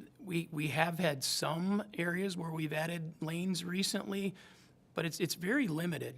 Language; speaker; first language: English; native; English